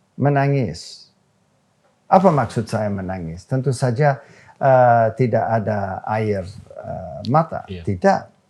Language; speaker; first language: Indonesian; non-native, fluent; English